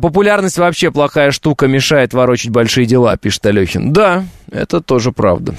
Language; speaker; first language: Russian; native; Russian